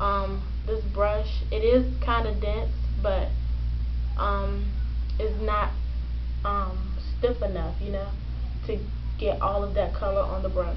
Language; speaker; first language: English; native; English